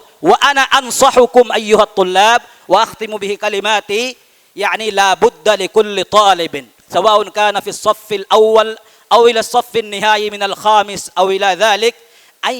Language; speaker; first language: Arabic; non-native, fluent; Urdu